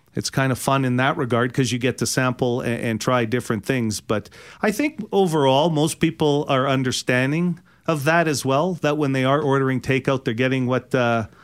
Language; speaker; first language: English; native; English